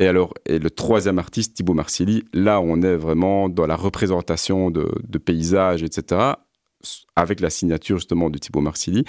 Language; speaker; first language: French; native; French